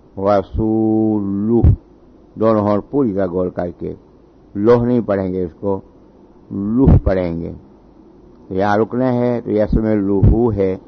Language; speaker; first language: Urdu; native; Urdu